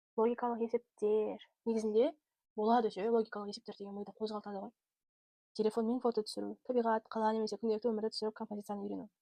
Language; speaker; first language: Kazakh; non-native, local second language; Russian